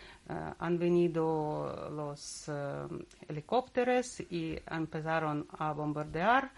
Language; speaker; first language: Spanish; non-native, learner; Russian